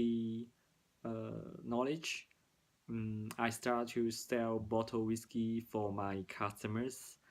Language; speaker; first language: English; non-native, learner; Cantonese